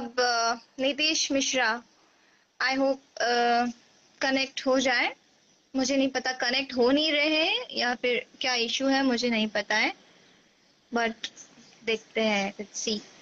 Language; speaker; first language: Hindi; native; Hindi